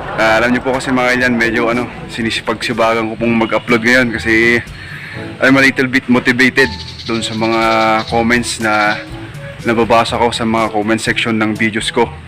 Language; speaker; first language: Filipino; non-native, local second language; Iloko